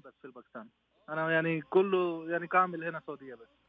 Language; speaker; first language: Arabic; non-native, learner; Urdu